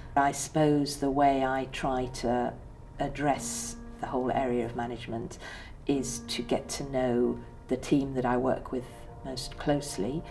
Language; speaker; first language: English; early bilingual, other home language; Persian